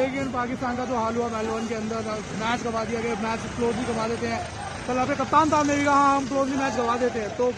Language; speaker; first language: Hindi; native; Hindi